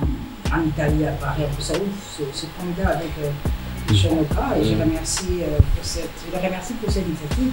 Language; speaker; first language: French; non-native, local second language; Lingala